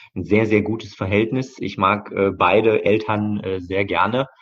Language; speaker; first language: German; native; German